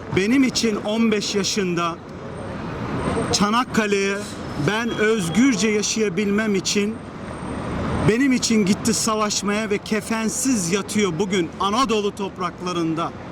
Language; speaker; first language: Turkish; early bilingual, heritage; Turkish